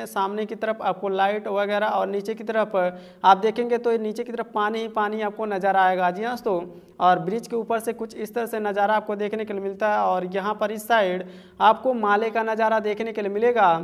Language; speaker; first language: Hindi; native; Hindi